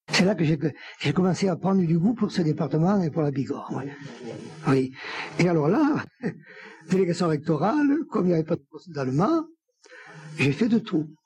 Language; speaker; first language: French; native; French